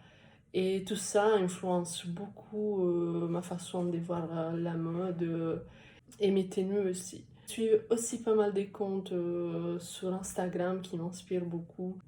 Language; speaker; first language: French; non-native, fluent; Italian